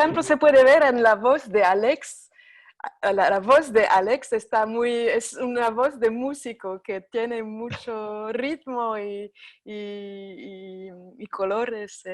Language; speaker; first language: Spanish; non-native, fluent; French